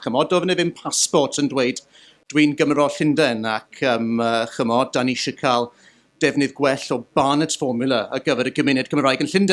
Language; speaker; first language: Welsh; native; Welsh